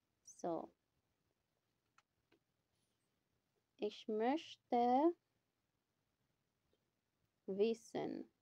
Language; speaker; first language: German; non-native, fluent; Filipino